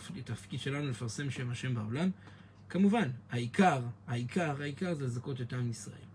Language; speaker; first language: Hebrew; native; Hebrew